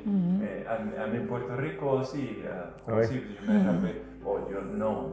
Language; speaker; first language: French; non-native, learner; Spanish